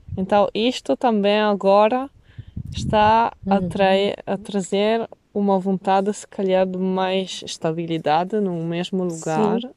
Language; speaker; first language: Portuguese; non-native, fluent; Italian